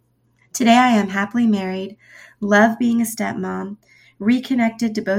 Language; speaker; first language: English; early bilingual, other home language; Spanish